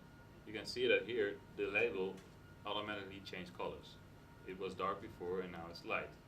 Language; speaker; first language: English; non-native, fluent; Dutch